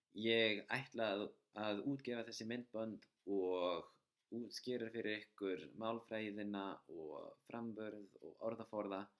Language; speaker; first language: Icelandic; non-native, fluent; English